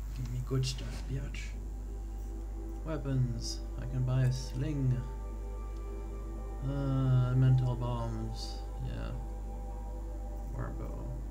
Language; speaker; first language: English; non-native, learner; French